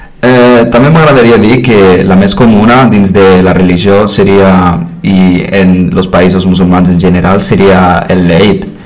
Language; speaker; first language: Catalan; early bilingual, other home language; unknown